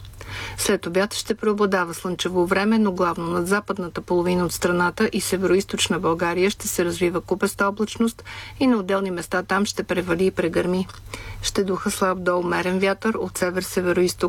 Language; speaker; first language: Bulgarian; native; Bulgarian